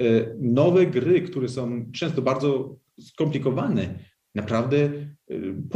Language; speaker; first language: Polish; early bilingual, heritage; Polish